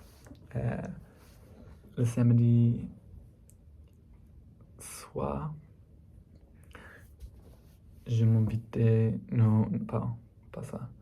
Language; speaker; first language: French; non-native, learner; English